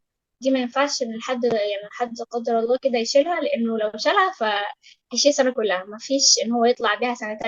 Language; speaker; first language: Arabic; native; Arabic